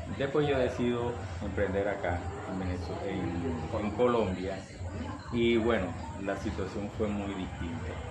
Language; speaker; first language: Spanish; native; Spanish